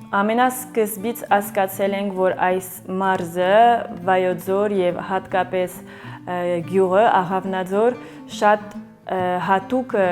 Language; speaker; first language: Armenian; early bilingual, heritage; Armenian